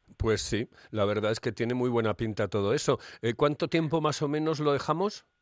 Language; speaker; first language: Spanish; native; Spanish